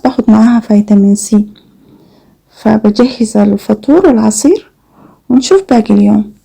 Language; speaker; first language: Arabic; native; Arabic